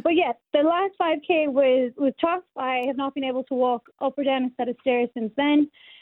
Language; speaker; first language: English; native; English